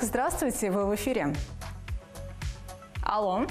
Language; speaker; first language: Russian; native; Russian